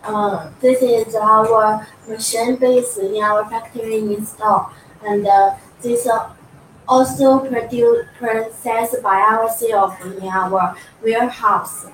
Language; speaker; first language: English; non-native, learner; Chinese